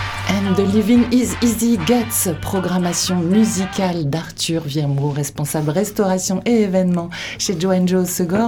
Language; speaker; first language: French; native; French